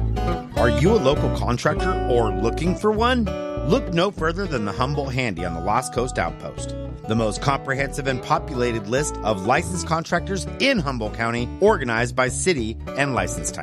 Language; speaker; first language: English; native; English